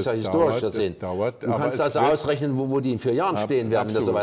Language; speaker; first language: German; native; German